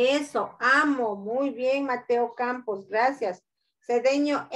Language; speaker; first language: Spanish; native; Spanish